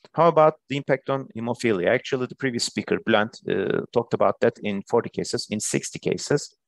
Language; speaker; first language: English; non-native, fluent; Turkish